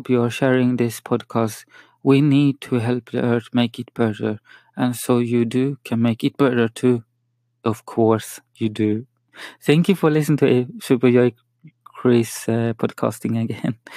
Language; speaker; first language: English; non-native, learner; Spanish